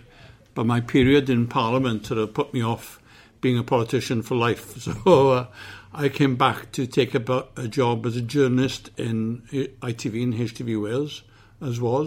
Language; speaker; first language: English; native; English